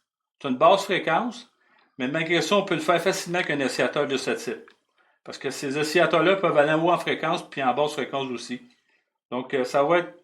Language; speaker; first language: French; native; French